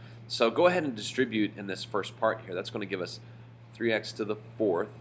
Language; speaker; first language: English; native; English